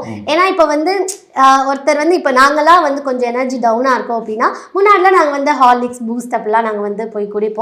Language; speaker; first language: Tamil; native; Tamil